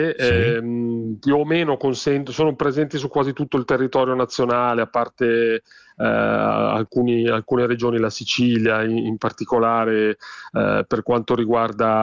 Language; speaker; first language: Italian; native; Italian